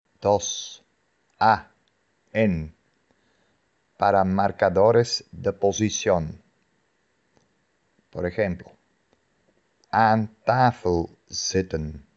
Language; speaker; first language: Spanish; non-native, fluent; Dutch